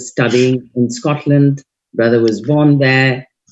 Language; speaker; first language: English; non-native, local second language; Hindi